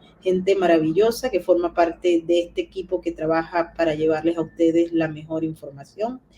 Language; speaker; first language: Spanish; native; Spanish